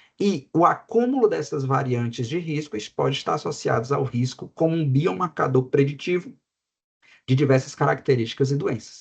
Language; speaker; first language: Portuguese; native; Portuguese